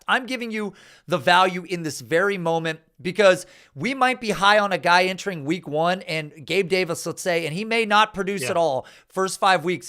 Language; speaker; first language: English; native; English